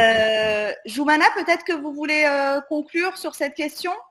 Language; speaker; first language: French; native; French